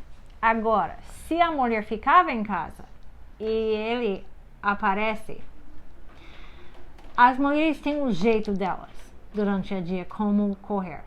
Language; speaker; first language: Portuguese; non-native, fluent; English